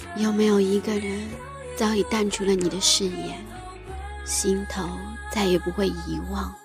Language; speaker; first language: Chinese; native; Chinese